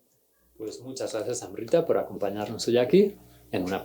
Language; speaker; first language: Spanish; native; Spanish